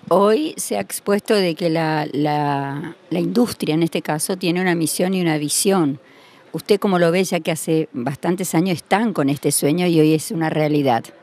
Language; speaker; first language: Spanish; native; Spanish